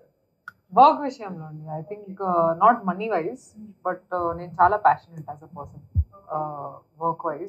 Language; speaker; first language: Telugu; non-native, fluent; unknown